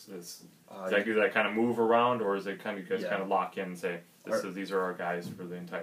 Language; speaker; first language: English; native; English